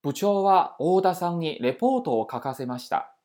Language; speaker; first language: Japanese; non-native, fluent; Chinese